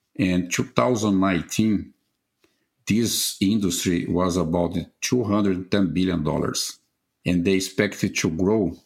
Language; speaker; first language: English; non-native, fluent; Portuguese